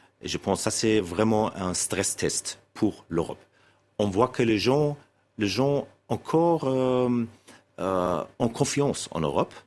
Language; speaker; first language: French; non-native, fluent; German